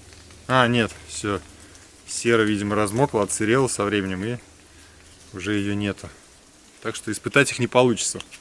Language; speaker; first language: Russian; native; Russian